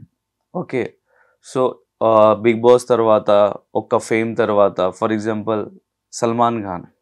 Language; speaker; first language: Telugu; non-native, local second language; Hindi